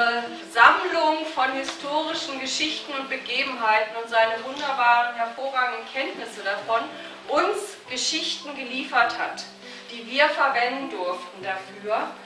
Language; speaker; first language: German; native; German